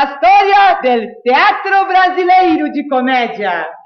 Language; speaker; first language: Italian; non-native, fluent; Portuguese